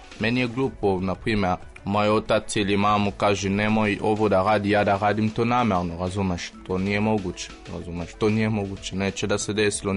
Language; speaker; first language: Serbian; non-native, learner; French